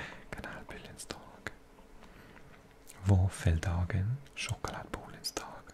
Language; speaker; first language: Swedish; non-native, learner; Welsh